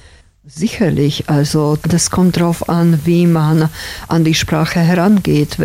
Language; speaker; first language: German; non-native, fluent; Slovak